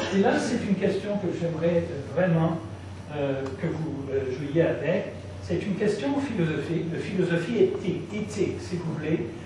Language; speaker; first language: French; non-native, local second language; English